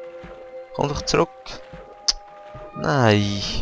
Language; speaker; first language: German; native; German